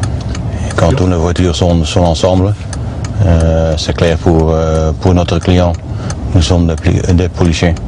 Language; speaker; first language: French; non-native, learner; Dutch